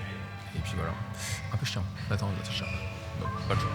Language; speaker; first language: French; native; French